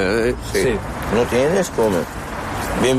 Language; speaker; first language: Spanish; non-native, learner; Arabic